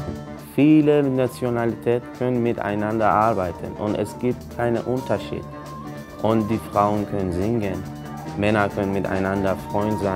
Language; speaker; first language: German; non-native, fluent; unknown